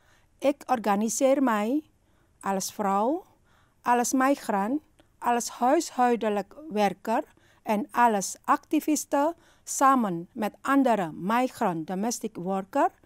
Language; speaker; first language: Dutch; non-native, learner; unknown